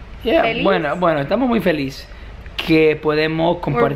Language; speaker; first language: Spanish; non-native, learner; English